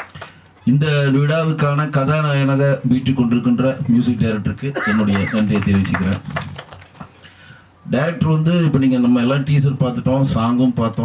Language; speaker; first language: Tamil; native; Tamil